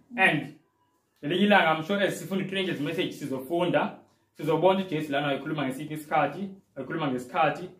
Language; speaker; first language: Zulu; non-native, local second language; Xhosa